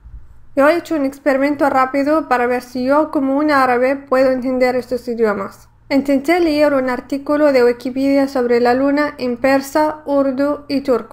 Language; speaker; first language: Spanish; non-native, fluent; Arabic